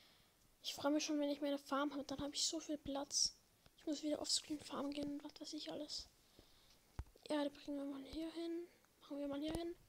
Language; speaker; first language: German; native; German